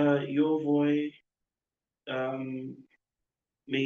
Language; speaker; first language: Spanish; non-native, learner; English